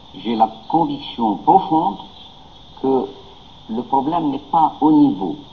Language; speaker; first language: French; non-native, local second language; Arabic